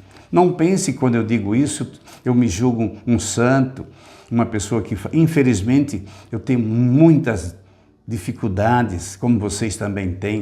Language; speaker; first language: Portuguese; native; Portuguese